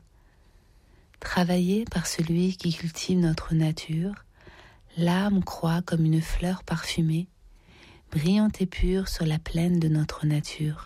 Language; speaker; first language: French; native; French